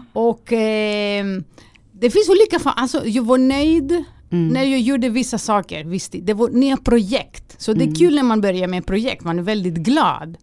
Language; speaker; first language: Swedish; non-native, fluent; Greek